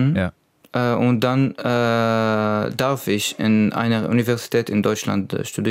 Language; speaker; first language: German; non-native, learner; Arabic